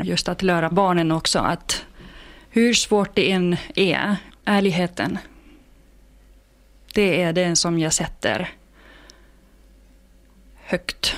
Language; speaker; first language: Swedish; non-native, fluent; Finnish